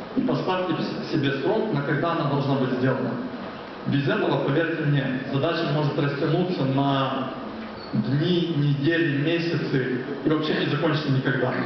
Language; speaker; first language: Russian; native; Russian